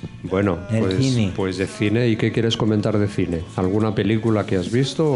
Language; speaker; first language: Spanish; native; Spanish